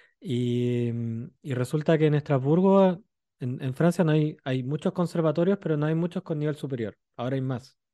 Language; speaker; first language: Spanish; native; Spanish